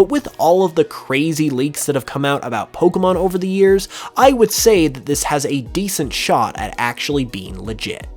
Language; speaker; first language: English; native; English